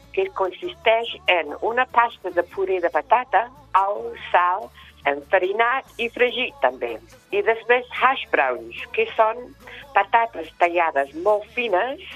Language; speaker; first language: Catalan; non-native, fluent; English